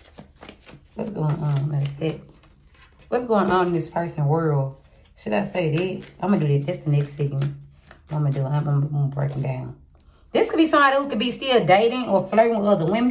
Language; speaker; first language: English; native; English